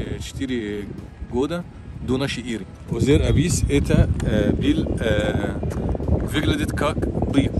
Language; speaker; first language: Russian; non-native, local second language; Arabic